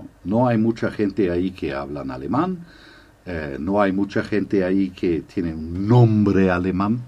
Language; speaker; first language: Spanish; non-native, fluent; German